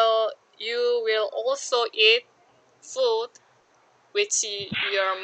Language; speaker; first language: English; non-native, learner; Korean